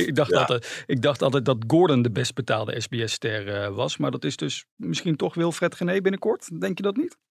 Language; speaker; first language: Dutch; native; Dutch